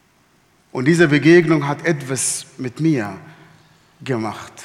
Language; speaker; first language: German; non-native, fluent; Arabic